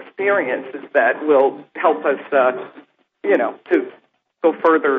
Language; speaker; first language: English; native; English